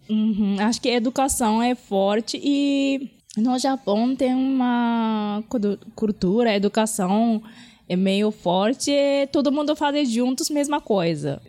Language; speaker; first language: Portuguese; non-native, fluent; Japanese